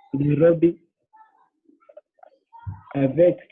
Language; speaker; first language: French; non-native, learner; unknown